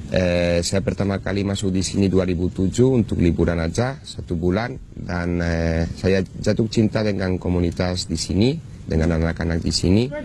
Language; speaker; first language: Indonesian; non-native, fluent; Spanish